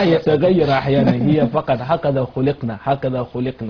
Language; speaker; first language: Arabic; non-native, fluent; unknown